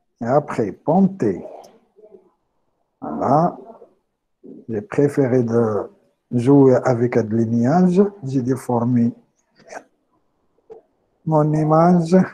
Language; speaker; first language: French; non-native, local second language; Arabic